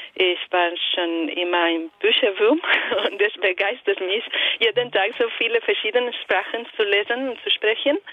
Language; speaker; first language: German; non-native, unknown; Italian